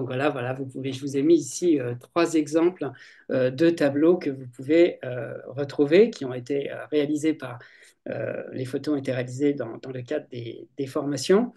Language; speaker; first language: French; native; French